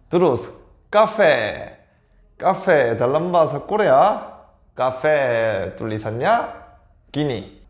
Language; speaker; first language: Indonesian; non-native, fluent; Korean